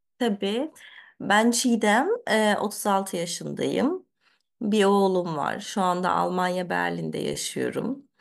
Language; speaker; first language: Turkish; early bilingual, heritage; Turkish